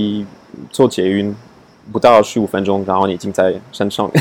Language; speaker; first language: Chinese; non-native, fluent; French